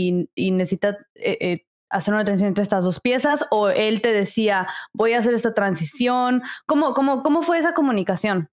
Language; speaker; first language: Spanish; native; Spanish